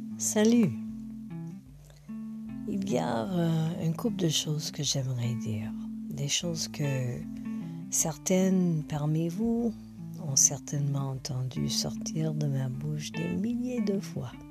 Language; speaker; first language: French; non-native, fluent; English